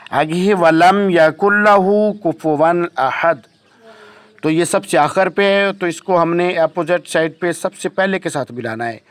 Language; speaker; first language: Urdu; native; Urdu